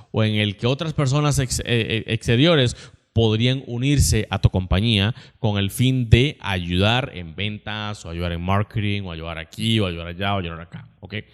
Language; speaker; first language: Spanish; native; Spanish